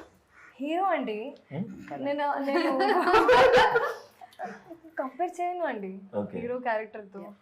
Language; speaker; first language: Telugu; non-native, fluent; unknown